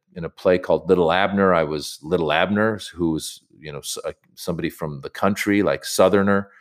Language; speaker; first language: English; native; English